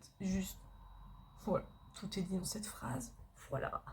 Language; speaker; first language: French; native; French